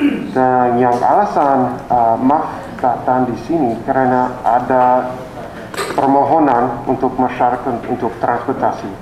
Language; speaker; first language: Indonesian; non-native, learner; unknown